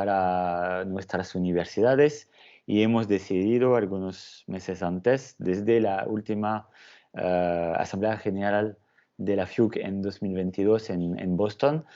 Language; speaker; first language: Spanish; non-native, fluent; French